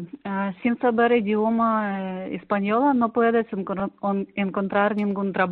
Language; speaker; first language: Spanish; non-native, learner; Ukrainian